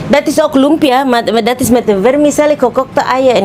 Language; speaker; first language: Dutch; non-native, learner; Indonesian